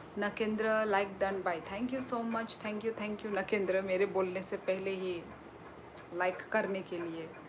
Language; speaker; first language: Hindi; non-native, local second language; Kok Borok